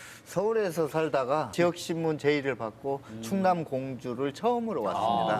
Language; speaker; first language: Korean; native; Korean